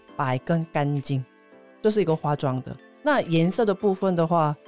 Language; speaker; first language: Chinese; non-native, fluent; Korean